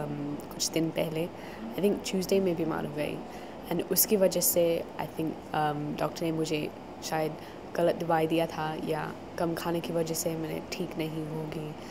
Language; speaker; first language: Hindi; non-native, learner; English